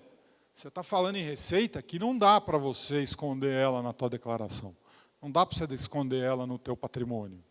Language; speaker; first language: Portuguese; native; Portuguese